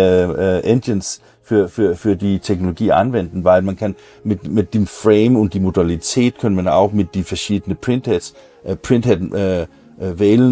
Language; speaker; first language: German; non-native, learner; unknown